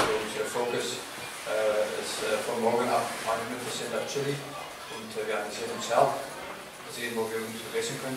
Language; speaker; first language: German; non-native, fluent; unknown